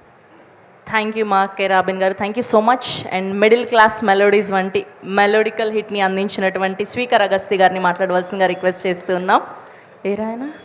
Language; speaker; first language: Telugu; native; Telugu